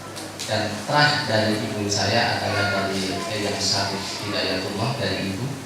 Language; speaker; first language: Indonesian; non-native, local second language; Javanese